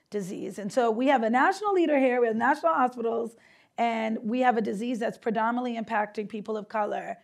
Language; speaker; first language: English; native; English